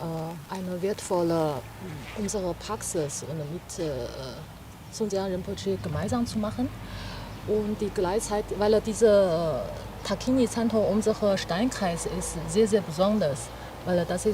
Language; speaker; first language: German; non-native, fluent; Chinese